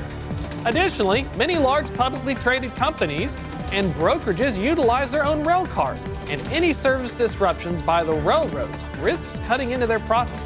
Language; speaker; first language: English; native; English